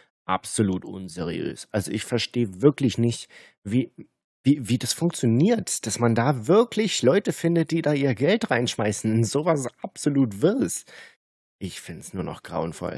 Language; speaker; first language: German; native; German